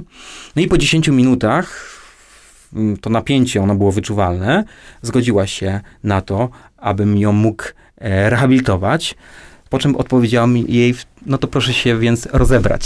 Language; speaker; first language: Polish; native; Polish